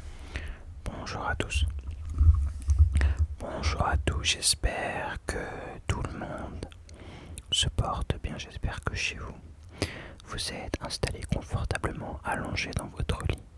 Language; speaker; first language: French; native; French